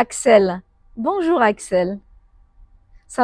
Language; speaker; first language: French; non-native, local second language; Arabic